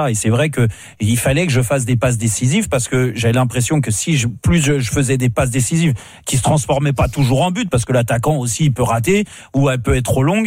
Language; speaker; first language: French; native; French